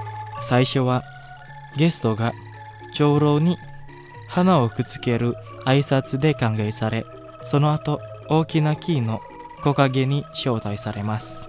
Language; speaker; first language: Japanese; non-native, fluent; Indonesian